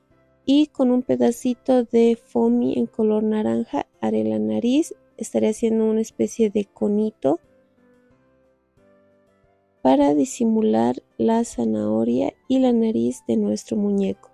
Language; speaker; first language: Spanish; native; Spanish